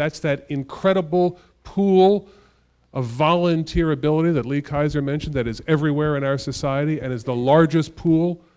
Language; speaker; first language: English; native; English